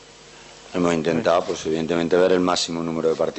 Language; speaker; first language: Spanish; native; Spanish